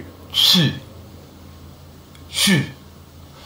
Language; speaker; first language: Chinese; non-native, learner; English